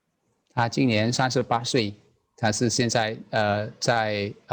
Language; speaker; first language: Chinese; non-native, learner; Indonesian